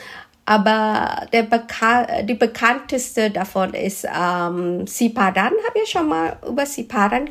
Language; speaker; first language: German; non-native, fluent; Malay